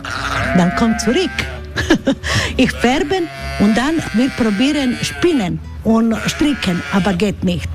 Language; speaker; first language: German; non-native, learner; Croatian